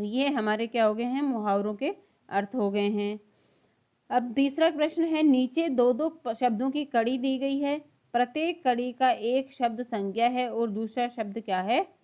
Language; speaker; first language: Hindi; native; Hindi